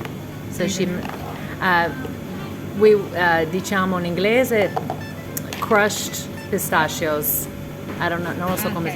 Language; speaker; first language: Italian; non-native, learner; English